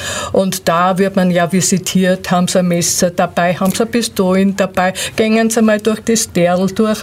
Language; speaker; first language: German; native; German